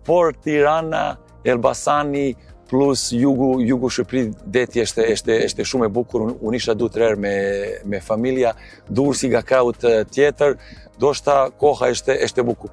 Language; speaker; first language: Albanian; non-native, learner; Serbian